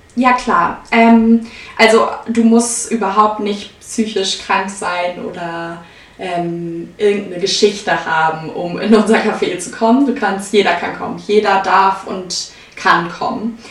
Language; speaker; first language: German; native; German